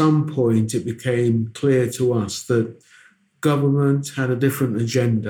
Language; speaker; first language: English; non-native, local second language; Akan